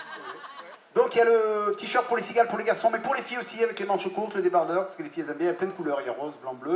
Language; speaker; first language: French; native; French